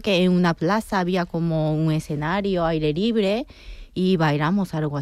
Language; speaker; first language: Spanish; non-native, fluent; Japanese